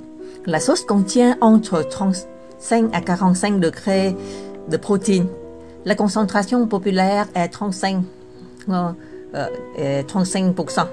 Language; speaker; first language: French; non-native, fluent; Vietnamese